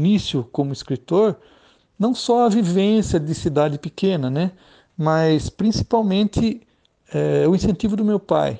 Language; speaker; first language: Portuguese; native; Portuguese